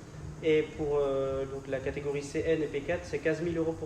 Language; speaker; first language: French; native; French